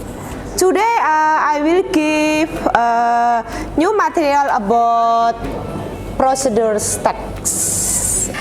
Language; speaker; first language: English; non-native, learner; Indonesian